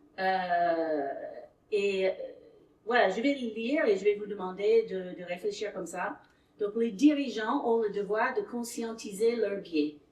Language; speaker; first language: French; non-native, fluent; English